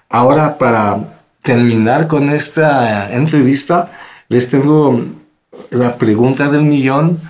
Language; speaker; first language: Spanish; non-native, fluent; French